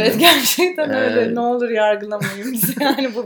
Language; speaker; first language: Turkish; native; Turkish